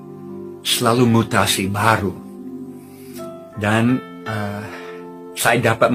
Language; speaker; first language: Indonesian; non-native, fluent; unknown